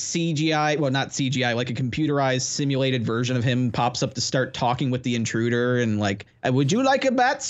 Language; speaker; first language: English; native; English